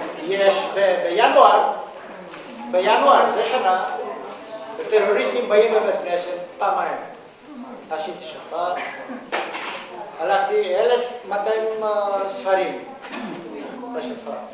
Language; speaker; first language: Hebrew; non-native, learner; Greek